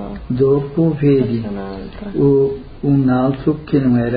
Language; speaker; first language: Italian; early bilingual, heritage; Portuguese